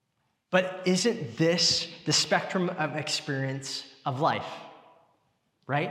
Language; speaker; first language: English; native; English